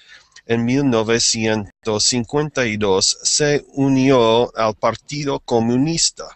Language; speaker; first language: Spanish; non-native, fluent; English